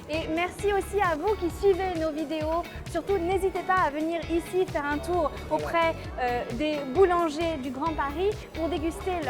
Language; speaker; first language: French; native; French